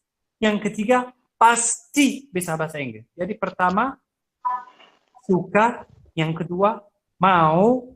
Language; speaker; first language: Indonesian; non-native, fluent; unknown